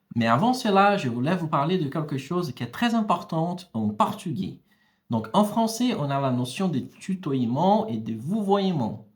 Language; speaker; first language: French; non-native, fluent; Portuguese